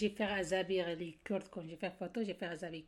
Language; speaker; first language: French; non-native, learner; Kurdish